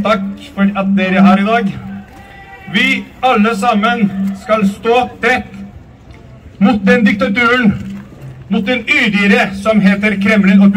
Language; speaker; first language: Norwegian; non-native, fluent; Chechen